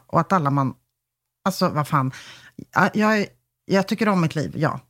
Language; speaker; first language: Swedish; early bilingual, other home language; Polish